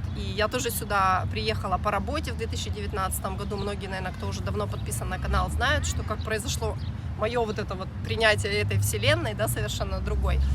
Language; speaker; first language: Russian; native; Russian